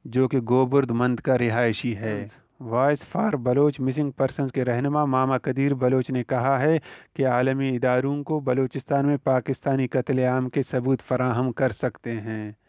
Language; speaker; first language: Urdu; non-native, local second language; Baluchi